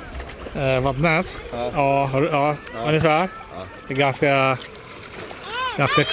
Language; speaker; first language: Swedish; non-native, learner; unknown